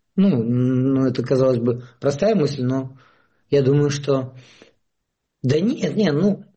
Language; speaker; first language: Russian; native; Russian